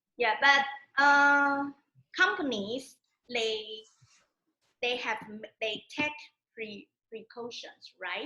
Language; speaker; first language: English; non-native, learner; Chinese